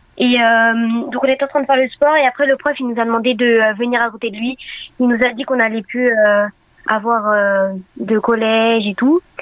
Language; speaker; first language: French; native; French